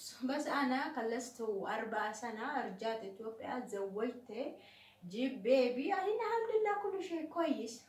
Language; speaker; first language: Arabic; non-native, learner; Oromo